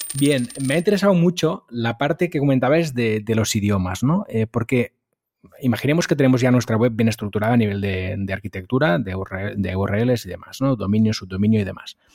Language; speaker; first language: Spanish; non-native, local second language; Catalan